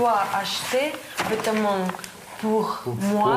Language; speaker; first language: French; non-native, learner; Russian